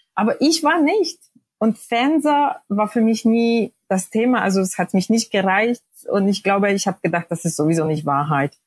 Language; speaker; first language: German; non-native, fluent; Polish